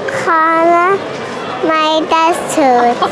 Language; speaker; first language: Persian; early bilingual, heritage; Persian